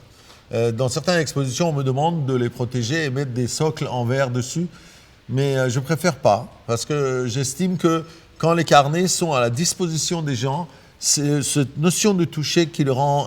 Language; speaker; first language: French; non-native, fluent; Persian